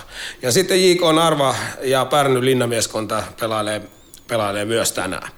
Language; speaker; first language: Finnish; native; Finnish